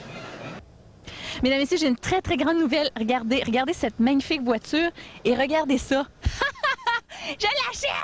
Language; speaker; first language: French; native; French